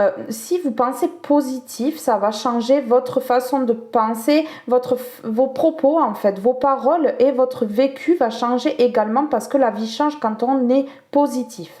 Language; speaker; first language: French; native; French